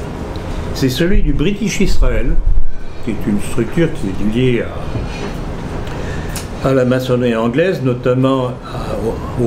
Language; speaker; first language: French; native; French